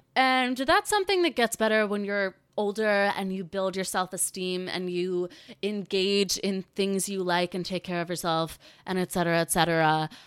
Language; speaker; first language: English; native; English